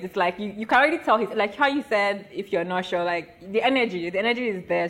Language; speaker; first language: English; non-native, local second language; Igbo